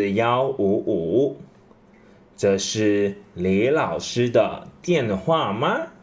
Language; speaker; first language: Chinese; non-native, fluent; English